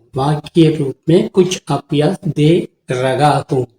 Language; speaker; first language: Hindi; non-native, local second language; Tamil